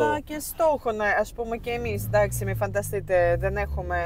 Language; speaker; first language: Greek; non-native, fluent; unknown